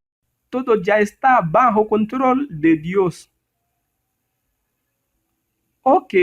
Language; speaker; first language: Spanish; non-native, learner; Haitian Creole